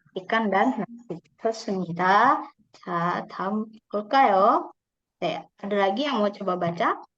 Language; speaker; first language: Indonesian; native; Indonesian